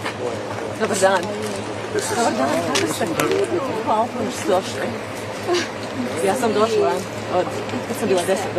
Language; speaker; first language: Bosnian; early bilingual, heritage; Bosnian